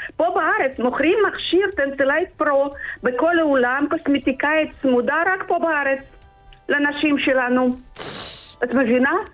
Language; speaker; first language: Hebrew; non-native, fluent; Russian